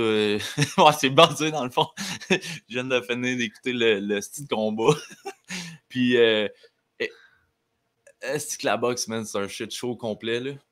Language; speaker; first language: French; native; French